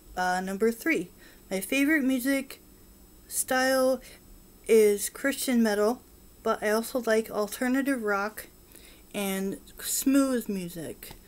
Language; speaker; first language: English; native; English